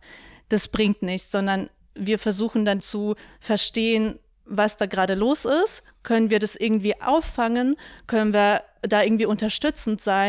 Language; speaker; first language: German; native; German